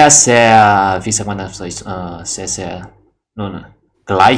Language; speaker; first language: German; non-native, learner; Indonesian